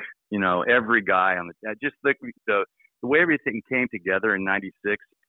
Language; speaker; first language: English; native; English